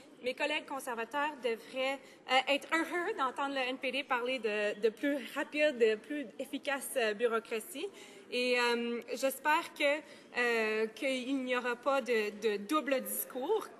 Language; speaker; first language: French; native; French